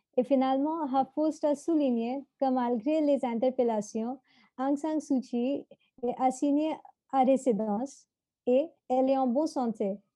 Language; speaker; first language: French; non-native, fluent; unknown